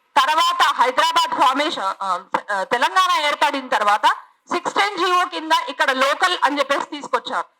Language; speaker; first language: Telugu; native; Telugu